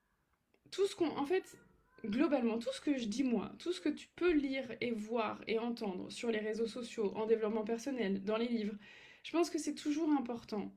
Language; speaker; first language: French; native; French